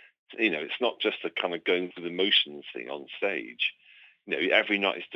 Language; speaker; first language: English; native; English